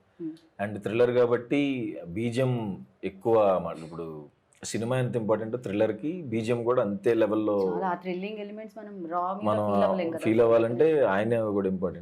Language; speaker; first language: Telugu; native; Telugu